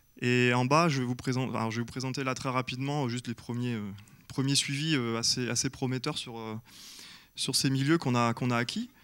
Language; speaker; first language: French; native; French